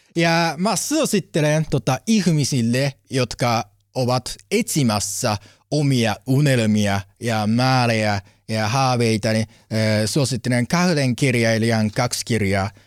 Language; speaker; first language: Finnish; non-native, learner; Japanese